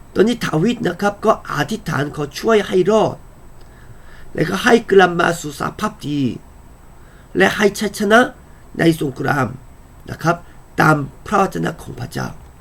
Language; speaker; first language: Thai; non-native, fluent; Korean